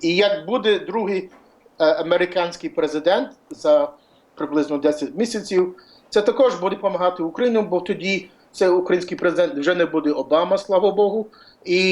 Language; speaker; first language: Ukrainian; early bilingual, heritage; Ukrainian